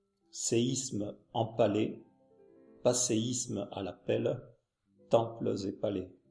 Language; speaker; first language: French; native; French